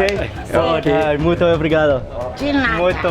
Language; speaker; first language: Portuguese; non-native, learner; English